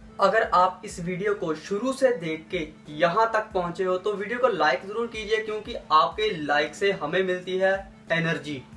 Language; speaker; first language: Hindi; non-native, local second language; Punjabi